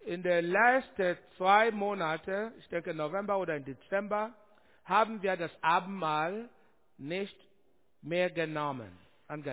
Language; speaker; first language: German; non-native, learner; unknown